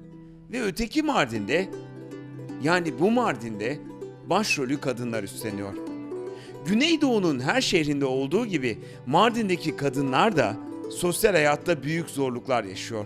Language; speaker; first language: Turkish; native; Turkish